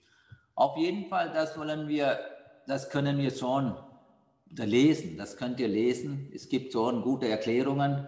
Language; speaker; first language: German; non-native, fluent; Sinhala